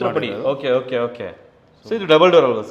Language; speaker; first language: Kannada; native; Kannada